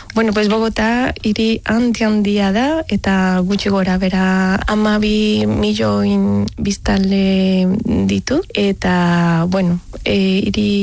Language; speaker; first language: Basque; non-native, fluent; Spanish